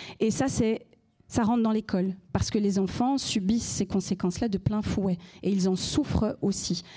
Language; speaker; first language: French; native; French